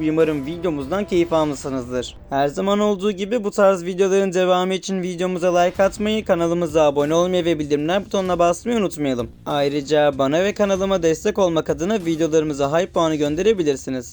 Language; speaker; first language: Turkish; native; Turkish